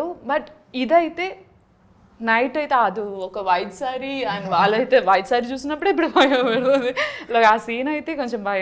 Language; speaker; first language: Telugu; non-native, learner; Malayalam